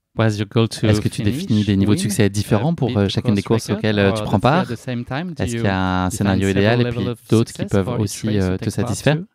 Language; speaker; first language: French; native; French